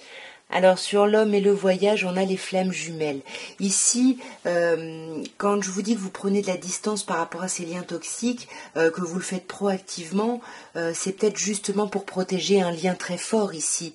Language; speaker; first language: French; native; French